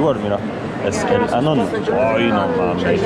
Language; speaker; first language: Spanish; non-native, fluent; French